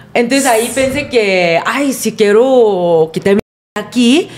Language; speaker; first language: Spanish; non-native, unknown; Korean